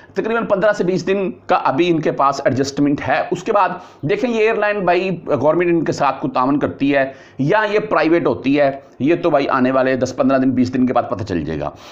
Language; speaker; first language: Urdu; non-native, local second language; Punjabi